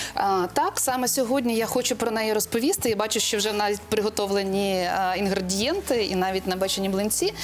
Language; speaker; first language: Ukrainian; native; Ukrainian